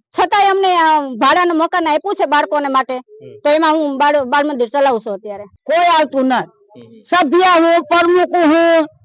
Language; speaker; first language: Gujarati; native; Gujarati